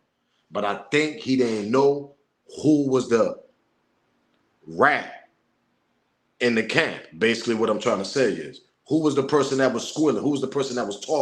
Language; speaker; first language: English; native; English